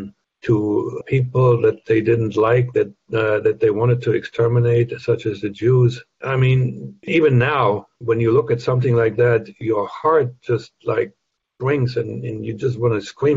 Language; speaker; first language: English; non-native, fluent; German